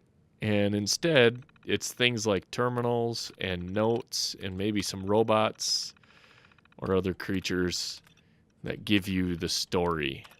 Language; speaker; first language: English; native; English